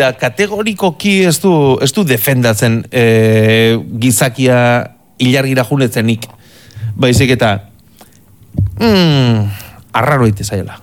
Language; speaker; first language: Basque; native; Basque